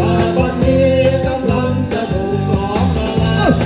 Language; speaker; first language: Thai; native; Thai